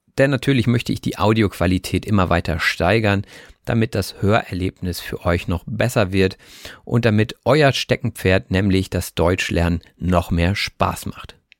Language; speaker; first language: German; native; German